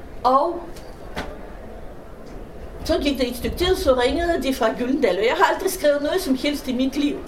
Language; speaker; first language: Danish; non-native, fluent; Russian